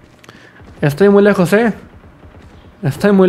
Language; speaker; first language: Spanish; native; Spanish